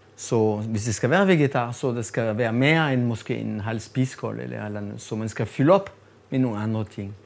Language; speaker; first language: Danish; non-native, fluent; French